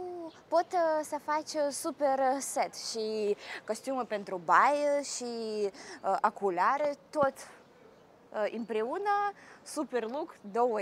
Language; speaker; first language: Romanian; non-native, learner; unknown